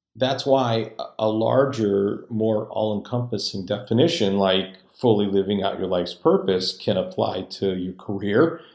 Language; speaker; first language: English; native; English